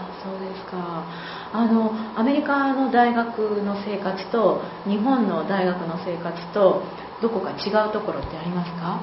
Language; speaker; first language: Japanese; native; Japanese